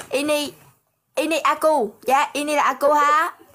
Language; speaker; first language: Indonesian; non-native, learner; Vietnamese